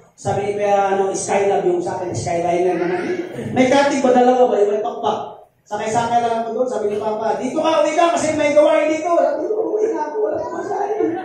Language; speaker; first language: Filipino; non-native, local second language; Cebuano